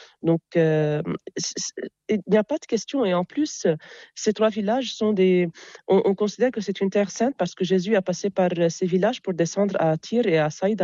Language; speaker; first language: French; non-native, local second language; Arabic